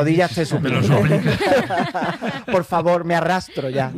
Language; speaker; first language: Spanish; native; Spanish